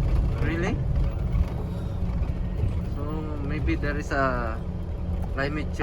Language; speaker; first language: English; non-native, learner; Filipino